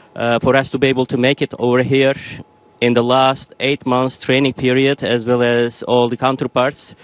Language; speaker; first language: English; non-native, fluent; Turkish